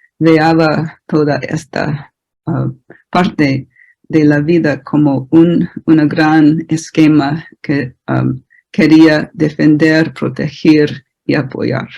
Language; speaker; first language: Spanish; non-native, fluent; English